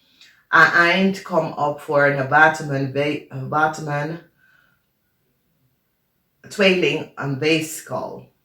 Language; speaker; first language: Dutch; non-native, learner; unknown